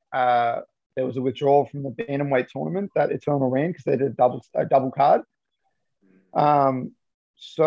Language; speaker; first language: English; native; English